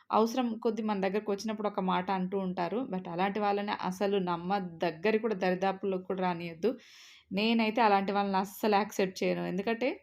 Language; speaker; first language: Telugu; native; Telugu